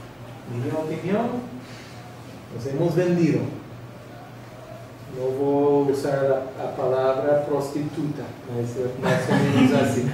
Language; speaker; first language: Spanish; non-native, fluent; English